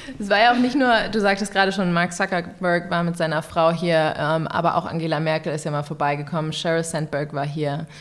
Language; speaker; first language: German; native; German